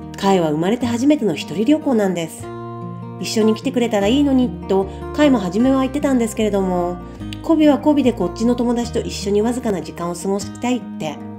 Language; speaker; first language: Japanese; native; Japanese